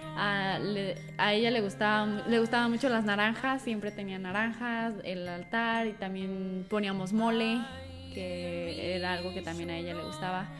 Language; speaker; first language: Spanish; native; Spanish